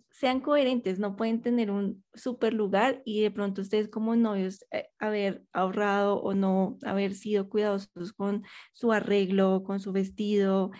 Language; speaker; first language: Spanish; native; Spanish